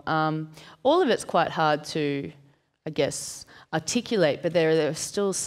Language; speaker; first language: English; native; English